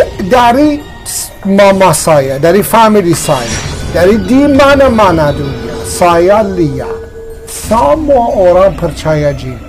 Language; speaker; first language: Indonesian; non-native, learner; Persian